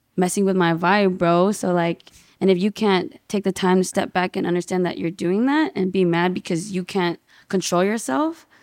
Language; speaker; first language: English; native; English